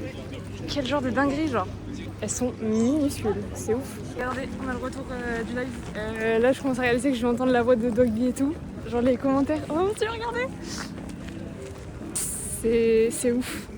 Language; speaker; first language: French; native; French